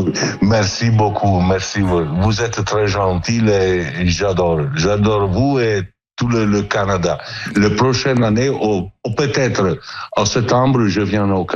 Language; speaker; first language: French; non-native, learner; Italian